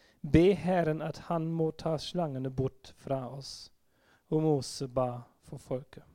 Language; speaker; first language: Norwegian; non-native, fluent; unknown